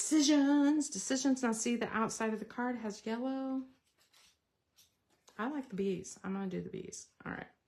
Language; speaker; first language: English; native; English